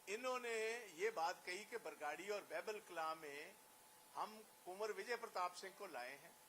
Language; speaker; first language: Hindi; non-native, local second language; Punjabi